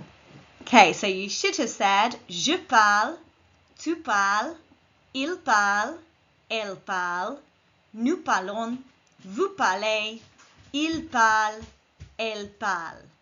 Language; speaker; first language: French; non-native, fluent; English